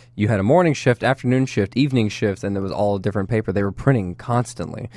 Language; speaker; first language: English; native; English